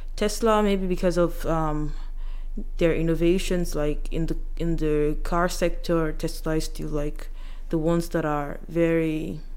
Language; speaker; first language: English; non-native, local second language; Yoruba